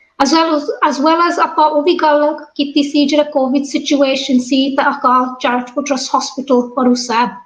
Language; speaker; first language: Punjabi; early bilingual, heritage; Punjabi